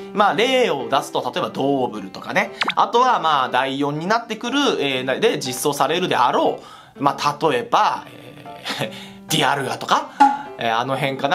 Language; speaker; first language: Japanese; native; Japanese